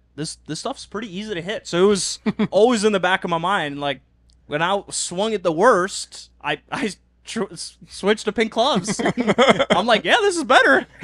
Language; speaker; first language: English; non-native, fluent; Norwegian